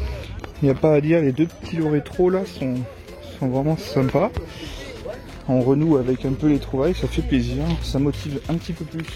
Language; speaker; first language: French; native; French